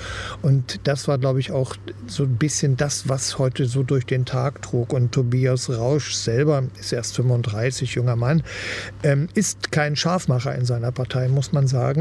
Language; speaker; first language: German; native; German